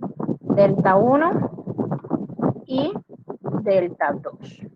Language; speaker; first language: Spanish; native; Spanish